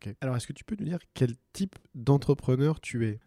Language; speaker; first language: French; native; French